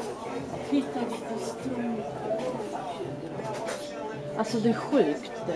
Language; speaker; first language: Swedish; non-native, learner; Chinese